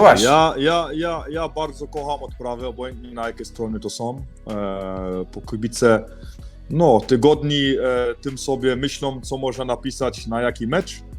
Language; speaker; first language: Polish; early bilingual, heritage; Polish